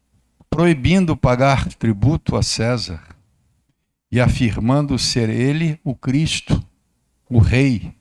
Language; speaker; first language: Portuguese; native; Portuguese